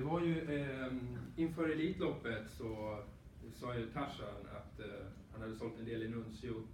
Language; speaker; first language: Swedish; native; Swedish